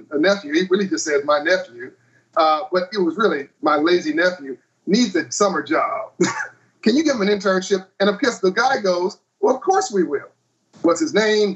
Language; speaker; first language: English; native; English